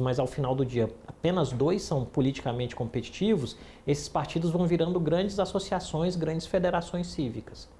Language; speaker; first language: Portuguese; native; Portuguese